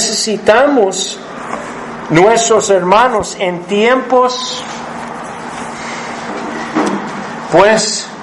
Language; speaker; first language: Spanish; non-native, fluent; English